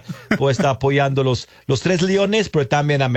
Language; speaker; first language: Spanish; non-native, fluent; English